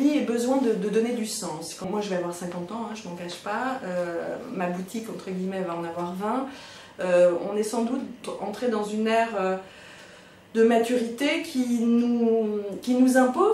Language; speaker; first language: French; native; French